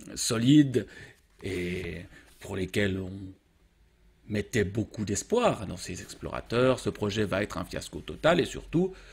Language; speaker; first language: French; native; French